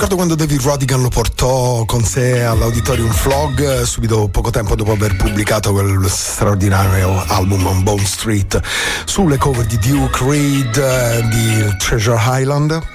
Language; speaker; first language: Italian; native; Italian